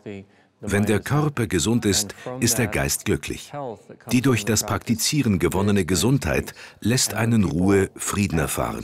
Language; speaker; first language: German; native; German